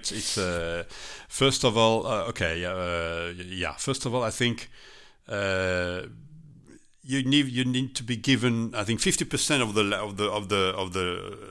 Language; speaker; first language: English; non-native, fluent; French